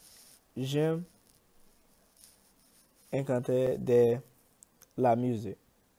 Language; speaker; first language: French; non-native, learner; English